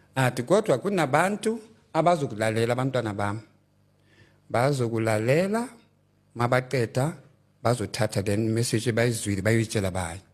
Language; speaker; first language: Zulu; native; Zulu